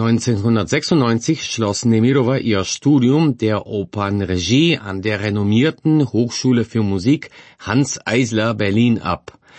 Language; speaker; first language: German; non-native, fluent; Bulgarian